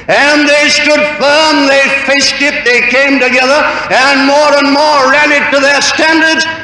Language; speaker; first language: English; native; English